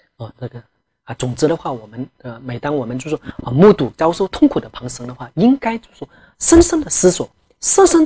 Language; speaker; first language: Chinese; non-native, local second language; Tibetan